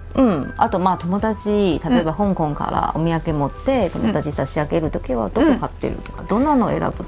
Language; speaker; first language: Japanese; non-native, fluent; Chinese